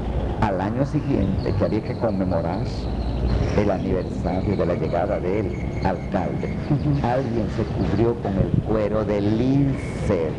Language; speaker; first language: Spanish; native; Spanish